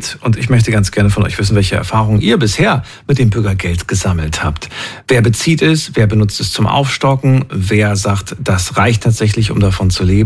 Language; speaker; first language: German; native; German